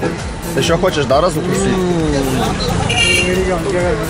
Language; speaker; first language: Russian; native; Russian